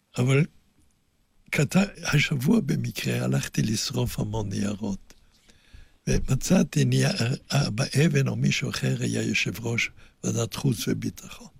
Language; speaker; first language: Hebrew; non-native, fluent; German